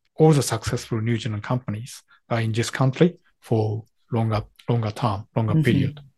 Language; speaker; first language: English; non-native, fluent; Japanese